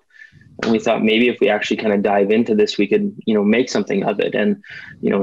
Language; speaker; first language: English; native; English